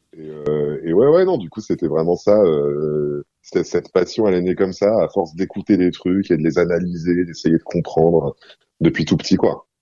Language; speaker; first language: French; non-native, fluent; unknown